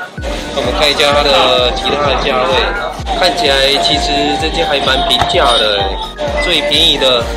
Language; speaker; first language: Chinese; native; Chinese